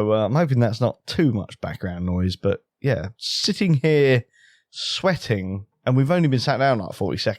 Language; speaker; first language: English; native; English